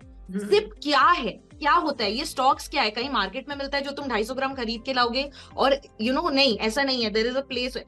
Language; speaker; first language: Hindi; native; Hindi